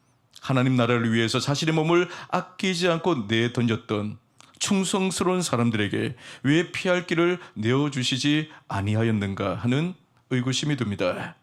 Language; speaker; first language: Korean; native; Korean